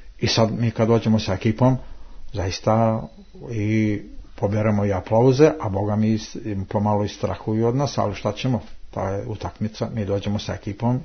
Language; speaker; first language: Serbian; native; Serbian